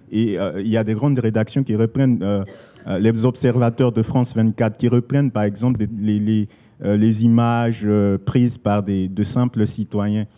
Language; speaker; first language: French; non-native, local second language; Sango